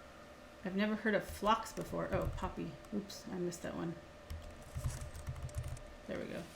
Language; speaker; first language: English; native; English